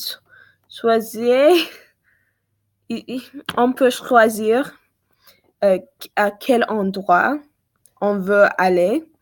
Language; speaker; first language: French; non-native, learner; English